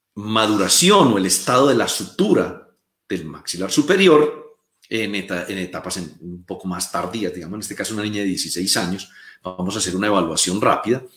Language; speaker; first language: Spanish; native; Spanish